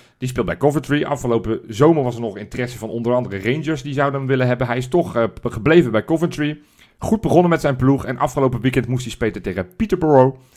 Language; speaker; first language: Dutch; native; Dutch